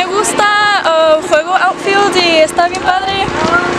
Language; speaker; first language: Spanish; early bilingual, other home language; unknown